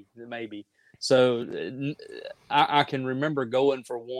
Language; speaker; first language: English; native; English